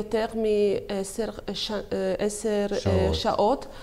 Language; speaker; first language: Hebrew; non-native, learner; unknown